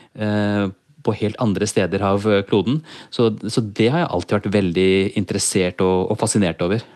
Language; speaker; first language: Norwegian; early bilingual, other home language; Urdu